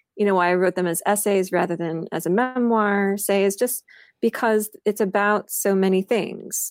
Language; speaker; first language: English; native; English